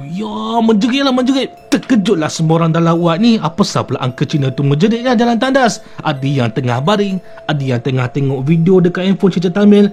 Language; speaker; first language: Malay; native; Malay